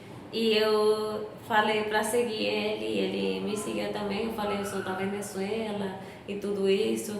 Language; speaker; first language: Portuguese; non-native, fluent; Spanish